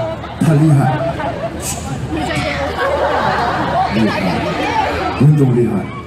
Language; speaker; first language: Chinese; non-native, learner; Korean